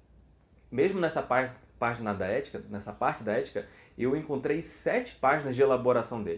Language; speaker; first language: Portuguese; native; Portuguese